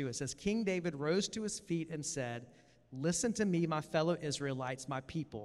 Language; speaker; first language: English; native; English